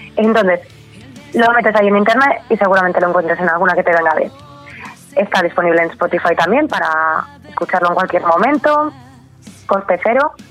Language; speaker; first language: Spanish; native; Spanish